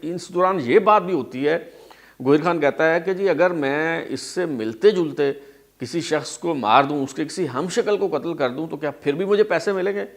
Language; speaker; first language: Urdu; native; Urdu